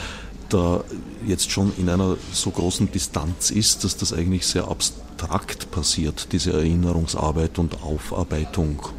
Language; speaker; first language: German; native; German